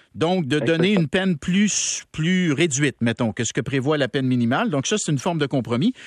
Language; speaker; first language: French; native; French